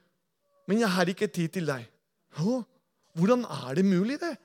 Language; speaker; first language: Norwegian; non-native, fluent; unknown